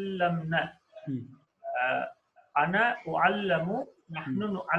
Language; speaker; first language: Arabic; non-native, learner; Tamil